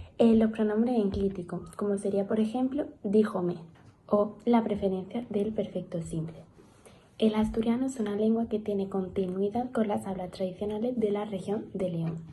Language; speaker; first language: Spanish; native; Spanish